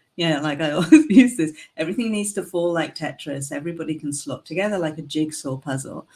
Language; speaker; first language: English; native; English